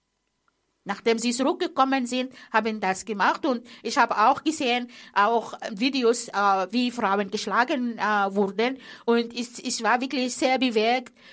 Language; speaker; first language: German; non-native, fluent; Arabic